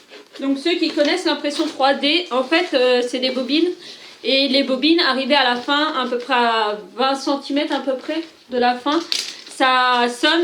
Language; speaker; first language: French; native; French